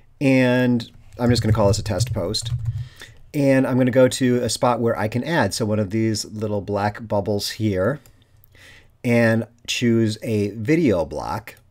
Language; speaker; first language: English; native; English